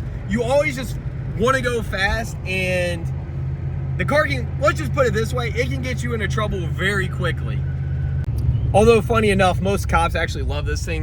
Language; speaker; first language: English; native; English